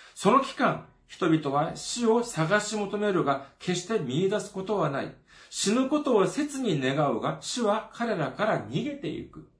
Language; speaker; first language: Japanese; non-native, fluent; Korean